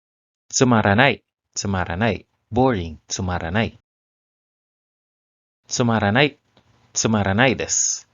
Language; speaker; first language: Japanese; non-native, learner; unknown